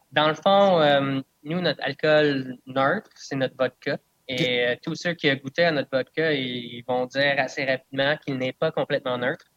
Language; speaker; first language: French; non-native, local second language; English